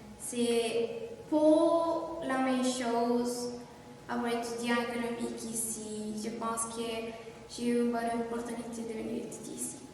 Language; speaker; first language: French; non-native, fluent; Spanish